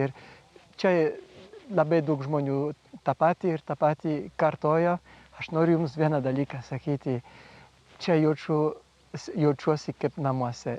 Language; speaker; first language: Lithuanian; non-native, fluent; French